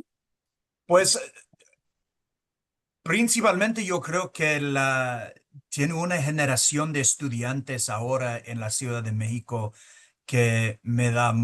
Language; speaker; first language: Spanish; early bilingual, heritage; Spanish